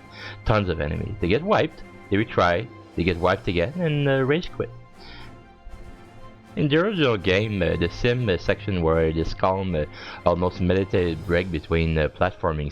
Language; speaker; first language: English; native; English